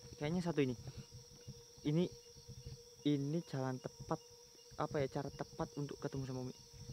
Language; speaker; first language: Indonesian; native; Indonesian